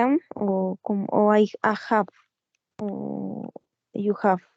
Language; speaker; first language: English; non-native, learner; Spanish